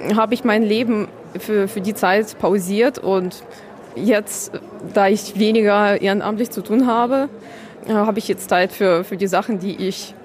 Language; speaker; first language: German; non-native, fluent; Ukrainian